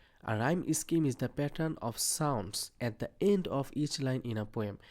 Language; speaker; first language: English; non-native, local second language; Bangla